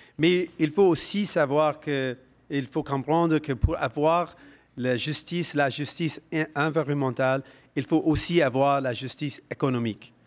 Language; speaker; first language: French; non-native, local second language; English